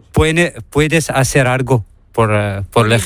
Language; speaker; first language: Spanish; non-native, learner; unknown